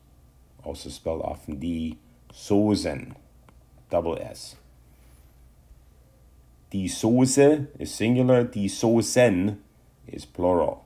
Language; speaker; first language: German; non-native, fluent; English